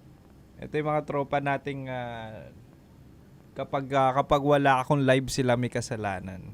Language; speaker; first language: Filipino; native; Filipino